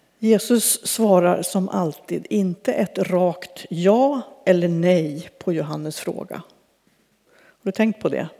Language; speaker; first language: Swedish; native; Swedish